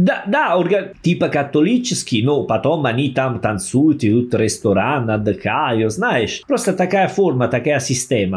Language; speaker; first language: Russian; non-native, learner; Italian